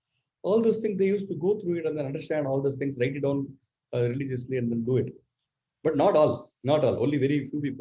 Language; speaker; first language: English; non-native, local second language; Tamil